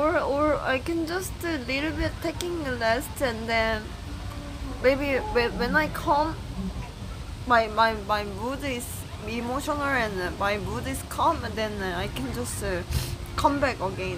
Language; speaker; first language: English; non-native, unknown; Korean